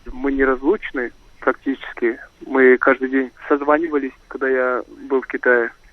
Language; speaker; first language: Russian; non-native, local second language; Kazakh